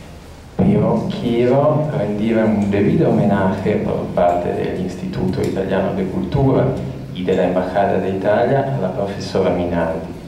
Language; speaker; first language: Spanish; non-native, fluent; Italian